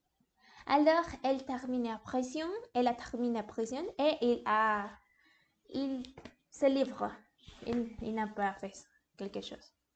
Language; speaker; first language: French; non-native, learner; English